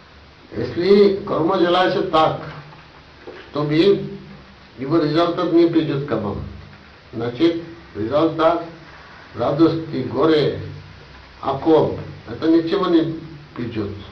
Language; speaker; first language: Russian; non-native, learner; Bangla